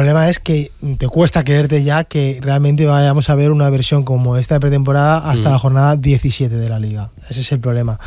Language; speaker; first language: Spanish; native; Spanish